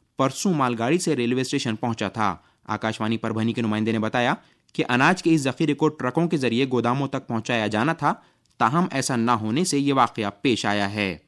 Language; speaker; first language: Urdu; native; Urdu